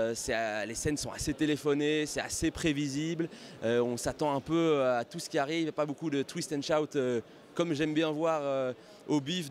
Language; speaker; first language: French; native; French